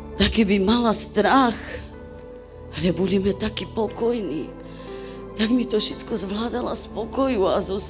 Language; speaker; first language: Slovak; non-native, local second language; Romany